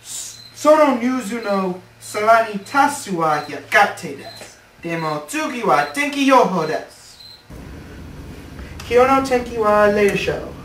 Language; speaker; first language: Japanese; non-native, learner; English